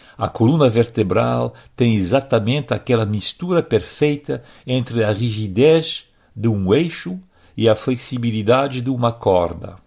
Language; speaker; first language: Portuguese; non-native, fluent; French